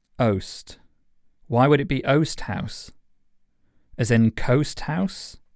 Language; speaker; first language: English; native; English